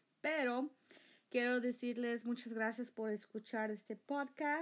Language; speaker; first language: Spanish; early bilingual, heritage; Spanish